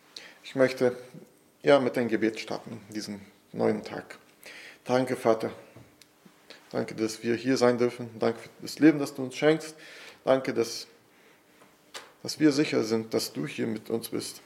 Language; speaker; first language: German; non-native, fluent; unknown